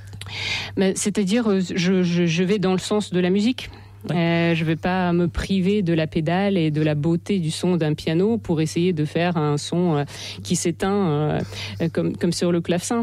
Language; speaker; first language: French; non-native, fluent; Russian